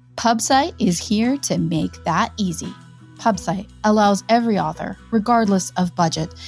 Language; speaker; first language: English; native; English